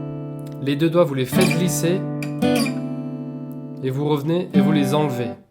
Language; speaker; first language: French; native; French